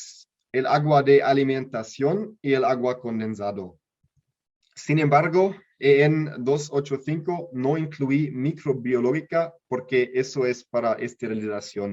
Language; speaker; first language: Spanish; non-native, learner; German